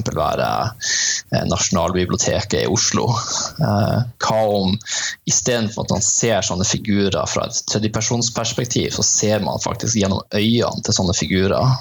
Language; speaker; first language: Norwegian; native; Norwegian